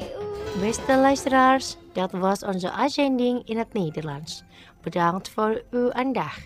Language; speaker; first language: Dutch; non-native, fluent; Indonesian